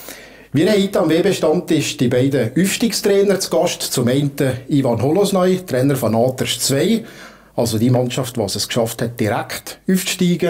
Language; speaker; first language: German; native; German